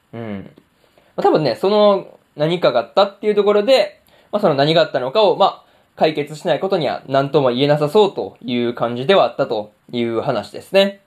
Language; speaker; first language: Japanese; native; Japanese